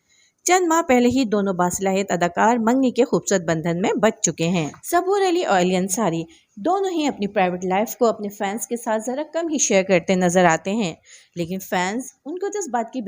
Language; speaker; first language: Urdu; native; Urdu